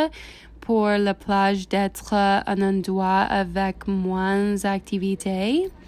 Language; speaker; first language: French; non-native, learner; English